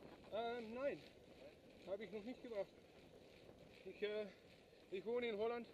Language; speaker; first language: German; non-native, learner; Dutch